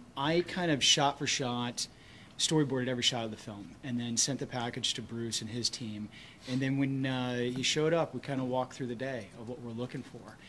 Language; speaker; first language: English; native; English